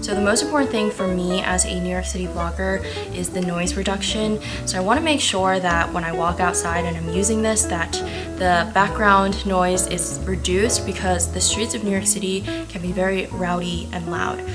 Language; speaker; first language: English; early bilingual, other home language; Chinese